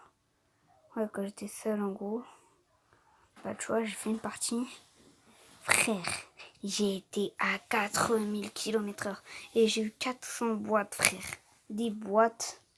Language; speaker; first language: French; native; French